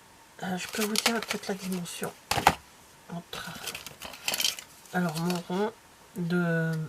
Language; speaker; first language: French; native; French